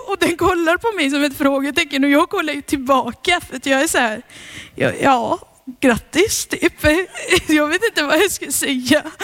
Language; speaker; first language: Swedish; early bilingual, heritage; Swedish